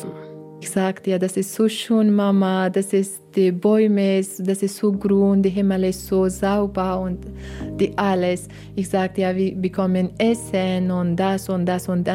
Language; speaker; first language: German; non-native, learner; Persian